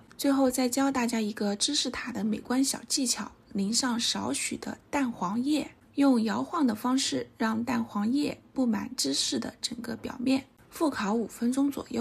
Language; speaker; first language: Chinese; native; Chinese